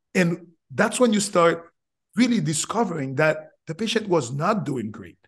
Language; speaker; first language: English; non-native, fluent; Haitian Creole